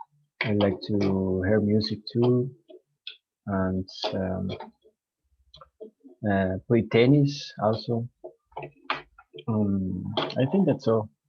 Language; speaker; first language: English; non-native, learner; Spanish